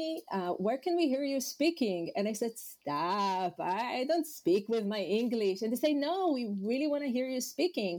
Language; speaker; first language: English; non-native, fluent; Hebrew